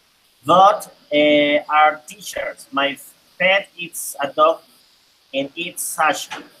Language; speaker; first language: English; non-native, learner; Spanish